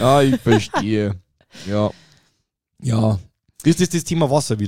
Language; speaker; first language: German; native; German